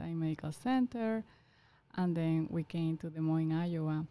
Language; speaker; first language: English; non-native, fluent; Spanish